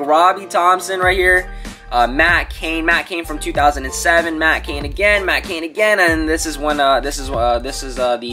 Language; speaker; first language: English; native; English